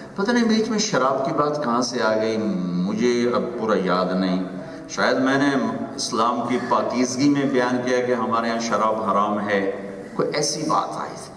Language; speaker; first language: Urdu; non-native, local second language; Punjabi